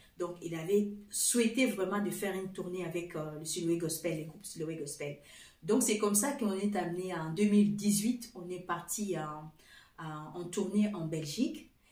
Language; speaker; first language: French; non-native, fluent; Portuguese